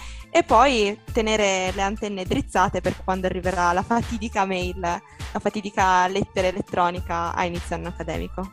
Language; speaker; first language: Italian; native; Italian